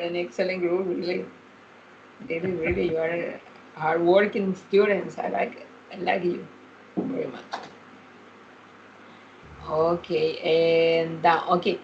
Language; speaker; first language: English; non-native, fluent; Spanish